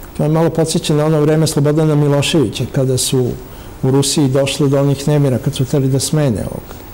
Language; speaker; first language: Serbian; native; Serbian